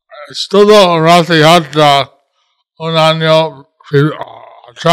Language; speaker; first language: Spanish; non-native, learner; English